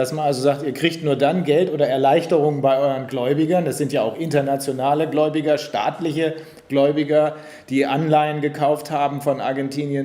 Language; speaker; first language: German; native; German